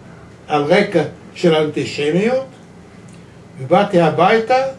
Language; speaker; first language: Hebrew; non-native, fluent; Yiddish